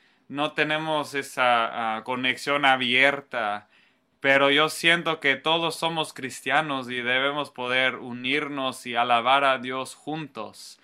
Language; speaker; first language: Spanish; non-native, fluent; English